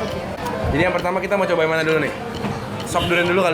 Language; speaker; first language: Indonesian; native; Indonesian